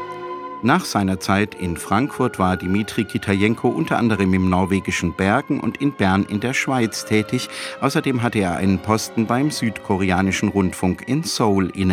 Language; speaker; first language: German; native; German